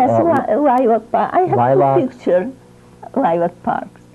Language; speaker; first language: English; non-native, learner; Ukrainian